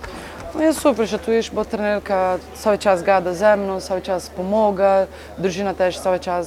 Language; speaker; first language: Polish; non-native, learner; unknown